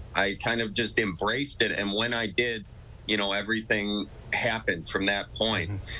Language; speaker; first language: English; native; English